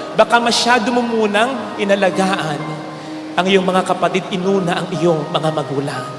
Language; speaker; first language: Filipino; native; Filipino